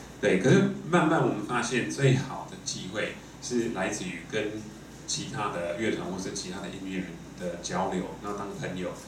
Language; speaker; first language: Chinese; non-native, fluent; English